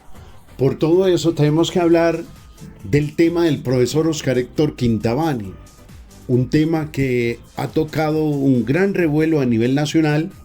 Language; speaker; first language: Spanish; native; Spanish